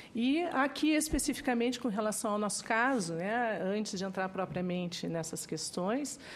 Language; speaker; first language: Portuguese; native; Portuguese